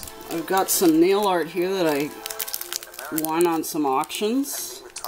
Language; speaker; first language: English; native; English